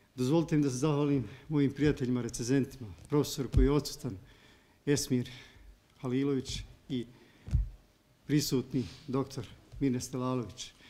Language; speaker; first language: Bosnian; native; Bosnian